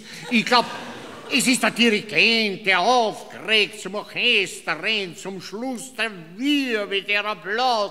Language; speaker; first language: German; native; German